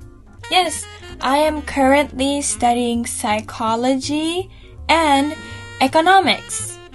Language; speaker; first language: English; non-native, fluent; Japanese